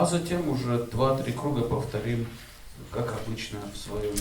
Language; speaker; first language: Russian; native; Russian